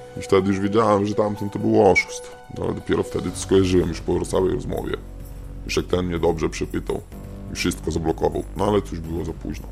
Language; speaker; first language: Polish; native; Polish